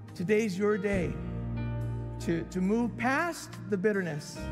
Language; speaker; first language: English; native; English